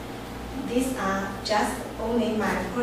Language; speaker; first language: English; non-native, learner; Chinese